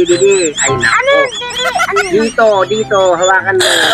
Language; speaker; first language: Filipino; non-native, local second language; Waray